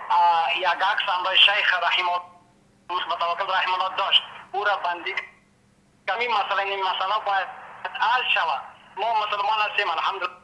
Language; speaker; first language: Persian; non-native, local second language; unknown